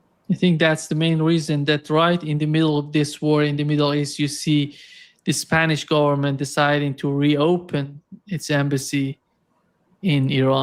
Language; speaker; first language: English; non-native, fluent; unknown